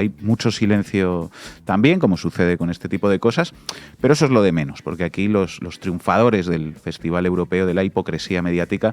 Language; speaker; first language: Spanish; native; Spanish